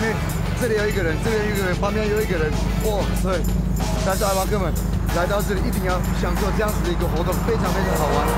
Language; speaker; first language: Chinese; non-native, fluent; Turkish